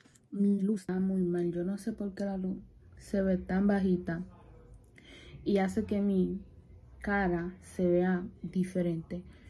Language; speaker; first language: Spanish; early bilingual, heritage; Spanish